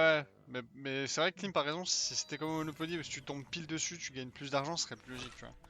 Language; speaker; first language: French; native; French